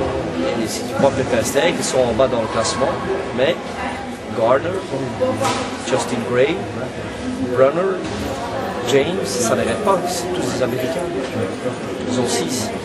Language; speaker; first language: French; non-native, local second language; Dutch